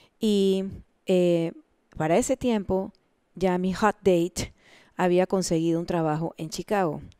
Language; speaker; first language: Spanish; native; Spanish